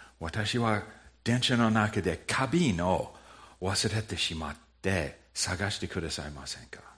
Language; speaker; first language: Japanese; non-native, fluent; English